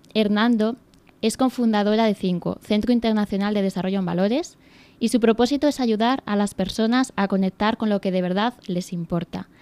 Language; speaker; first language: Spanish; native; Spanish